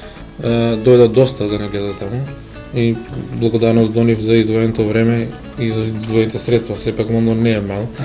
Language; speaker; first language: Macedonian; native; Macedonian